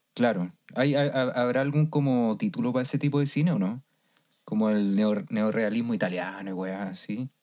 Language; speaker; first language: Spanish; native; Spanish